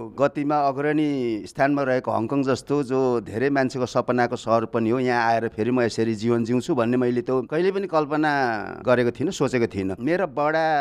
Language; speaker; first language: Nepali; non-native, local second language; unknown